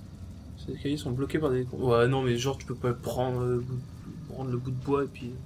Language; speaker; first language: French; native; French